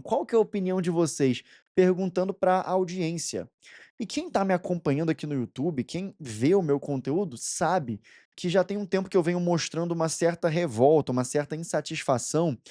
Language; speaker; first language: Portuguese; native; Portuguese